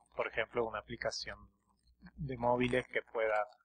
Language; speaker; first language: Spanish; native; Spanish